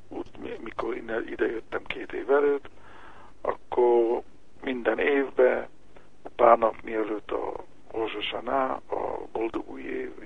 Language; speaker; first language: Hungarian; early bilingual, heritage; Hebrew